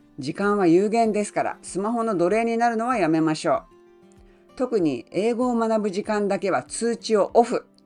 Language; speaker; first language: Japanese; native; Japanese